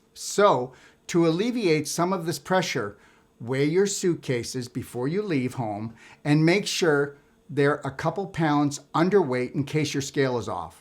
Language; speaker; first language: English; native; English